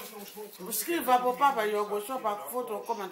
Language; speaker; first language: Swedish; non-native, learner; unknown